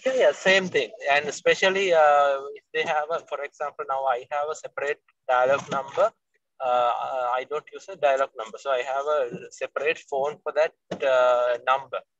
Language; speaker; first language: English; non-native, local second language; Sinhala